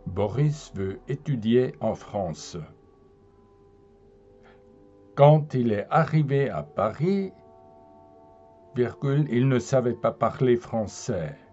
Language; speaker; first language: French; non-native, fluent; German